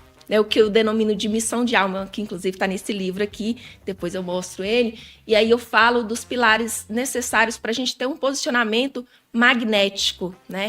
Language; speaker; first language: Portuguese; native; Portuguese